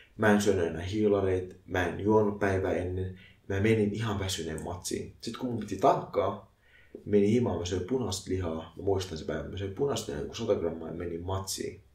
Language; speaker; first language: Finnish; early bilingual, other home language; Arabic